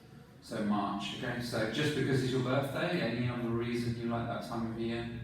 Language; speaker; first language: English; non-native, fluent; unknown